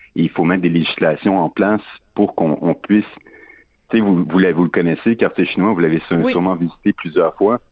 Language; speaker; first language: French; native; French